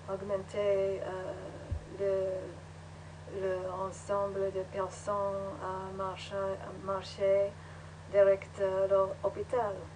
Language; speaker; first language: French; non-native, learner; English